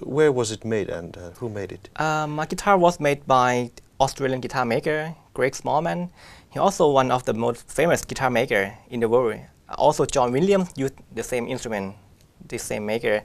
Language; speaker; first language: English; non-native, fluent; Thai